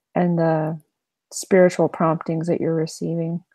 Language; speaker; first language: English; native; English